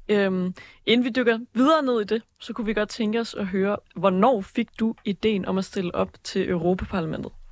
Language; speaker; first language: Danish; native; Danish